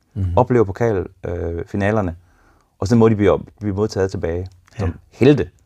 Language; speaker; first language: Danish; native; Danish